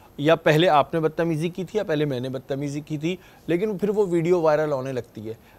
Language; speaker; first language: Urdu; native; Urdu